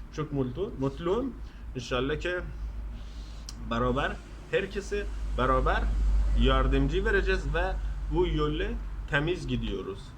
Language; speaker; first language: Turkish; non-native, learner; Persian